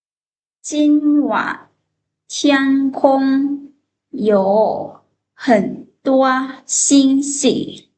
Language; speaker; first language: Chinese; non-native, fluent; Lao